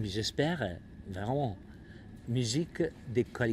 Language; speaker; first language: French; non-native, fluent; Italian